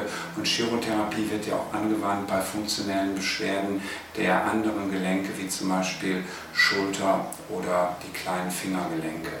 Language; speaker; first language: German; native; German